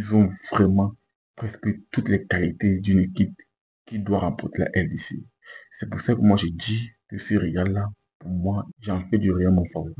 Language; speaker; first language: French; native; French